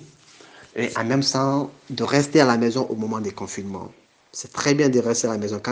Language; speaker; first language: French; non-native, local second language; Bambara